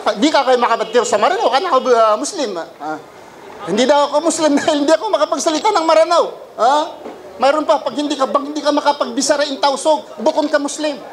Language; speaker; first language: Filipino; non-native, local second language; Cebuano